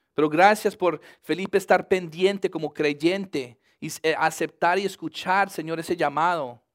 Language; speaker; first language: Spanish; early bilingual, heritage; Spanish